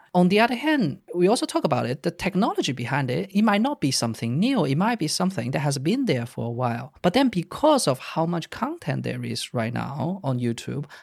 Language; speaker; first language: English; non-native, fluent; Chinese